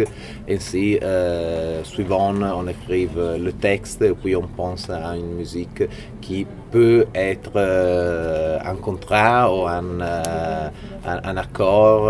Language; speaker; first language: French; non-native, fluent; Italian